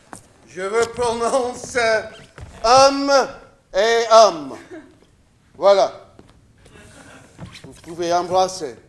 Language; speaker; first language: French; non-native, fluent; English